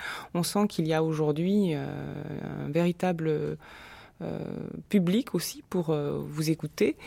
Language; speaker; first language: French; native; French